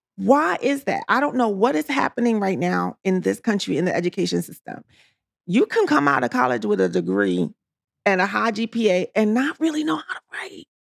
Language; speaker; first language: English; native; English